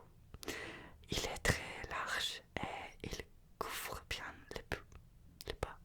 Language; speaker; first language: French; non-native, learner; Russian